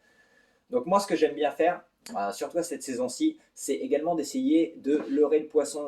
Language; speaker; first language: French; native; French